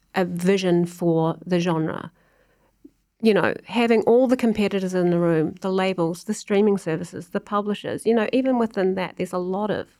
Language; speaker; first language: English; native; English